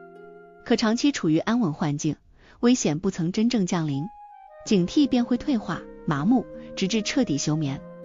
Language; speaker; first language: Chinese; native; Chinese